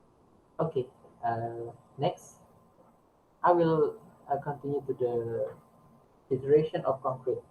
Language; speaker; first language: English; non-native, learner; Indonesian